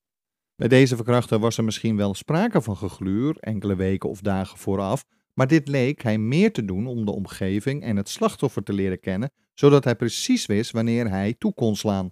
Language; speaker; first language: Dutch; native; Dutch